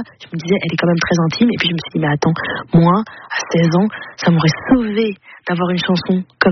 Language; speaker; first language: French; native; French